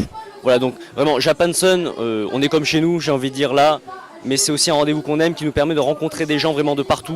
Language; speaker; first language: French; native; French